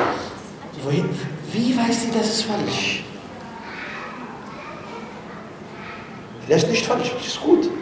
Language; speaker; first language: German; non-native, learner; Arabic